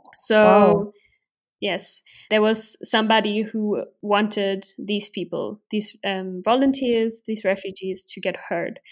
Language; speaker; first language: English; non-native, fluent; German